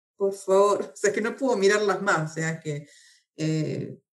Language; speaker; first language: Spanish; native; Spanish